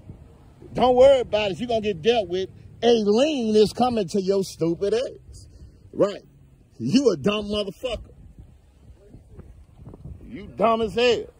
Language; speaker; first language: English; native; English